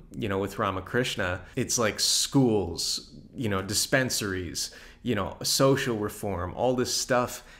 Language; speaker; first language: English; native; English